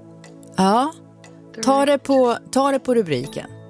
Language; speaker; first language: Swedish; native; Swedish